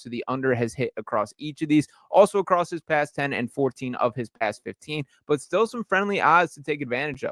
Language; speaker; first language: English; native; English